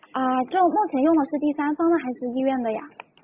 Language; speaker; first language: Chinese; native; Chinese